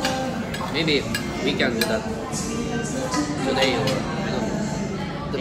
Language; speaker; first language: English; non-native, learner; Japanese